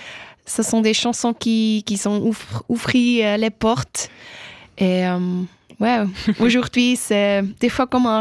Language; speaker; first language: French; non-native, local second language; German